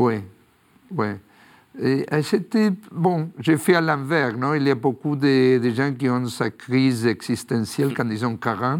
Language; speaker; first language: French; non-native, fluent; Spanish